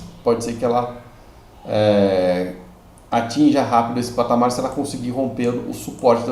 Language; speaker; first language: Portuguese; native; Portuguese